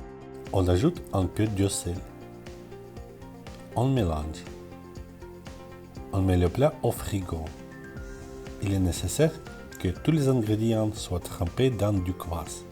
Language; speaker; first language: French; non-native, learner; Russian